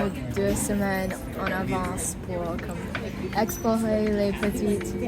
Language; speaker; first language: French; non-native, learner; English